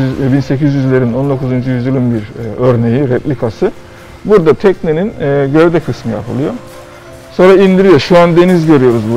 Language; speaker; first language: Turkish; native; Turkish